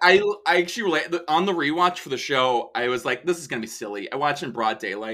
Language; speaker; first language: English; native; English